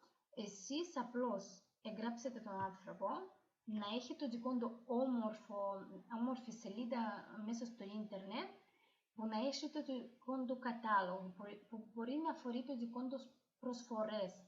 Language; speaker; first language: Greek; non-native, fluent; Russian